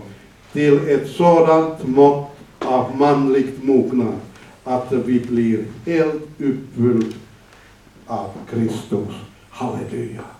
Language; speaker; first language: Swedish; non-native, fluent; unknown